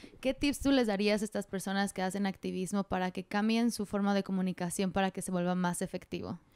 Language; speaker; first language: Spanish; native; Spanish